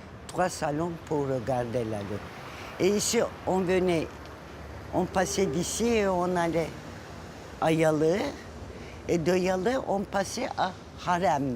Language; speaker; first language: French; non-native, fluent; Turkish